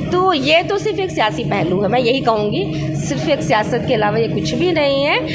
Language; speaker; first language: Urdu; native; Urdu